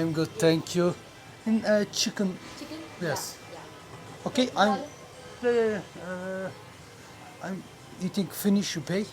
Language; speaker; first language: English; non-native, learner; Turkish